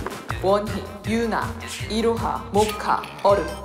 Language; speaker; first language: Korean; native; Korean